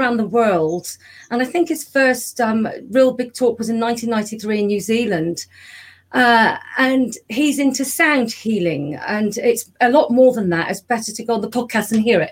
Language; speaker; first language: English; native; English